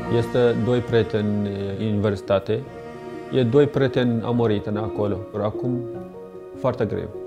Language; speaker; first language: Romanian; non-native, learner; Tigrinya